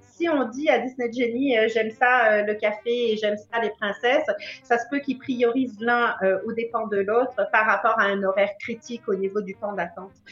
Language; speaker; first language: French; native; French